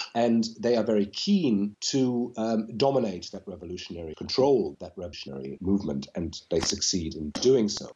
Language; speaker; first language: English; non-native, fluent; German